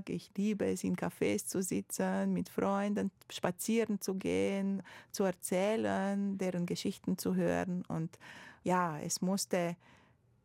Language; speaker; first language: German; non-native, fluent; Romanian